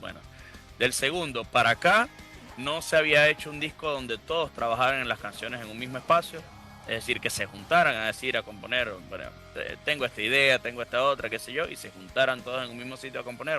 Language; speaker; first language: Spanish; native; Spanish